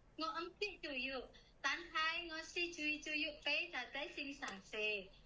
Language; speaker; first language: Cantonese; non-native, learner; Indonesian